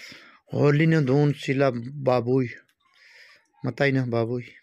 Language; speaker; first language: Filipino; non-native, learner; Punjabi